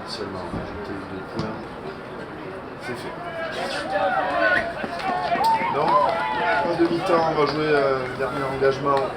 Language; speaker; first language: French; native; French